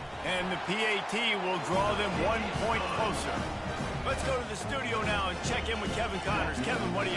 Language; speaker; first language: English; native; English